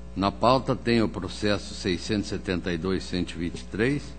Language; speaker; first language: Portuguese; native; Portuguese